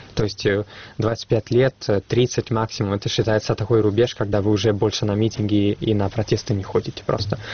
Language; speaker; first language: Russian; non-native, fluent; Italian